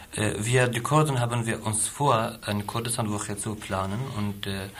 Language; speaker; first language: German; non-native, fluent; Arabic